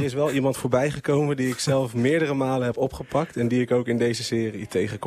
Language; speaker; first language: Dutch; native; Dutch